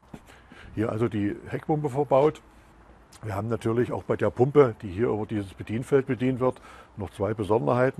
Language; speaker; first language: German; native; German